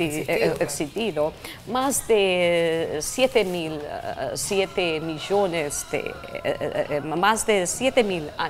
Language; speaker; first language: Spanish; non-native, fluent; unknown